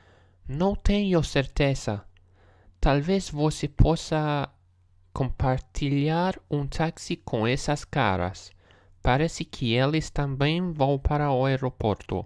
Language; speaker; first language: Portuguese; non-native, learner; English